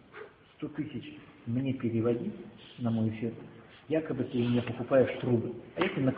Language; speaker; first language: Russian; native; Russian